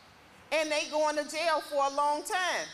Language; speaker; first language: English; native; English